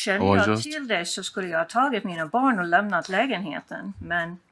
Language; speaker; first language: Swedish; non-native, fluent; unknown